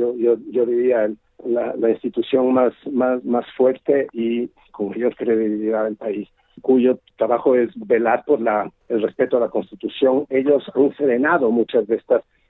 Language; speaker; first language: Spanish; native; Spanish